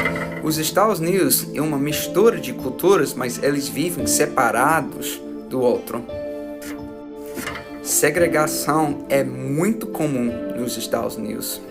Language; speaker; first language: Portuguese; non-native, fluent; English